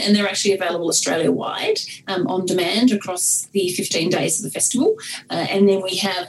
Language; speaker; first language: English; native; English